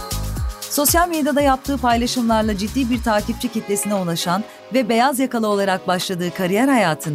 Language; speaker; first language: Turkish; native; Turkish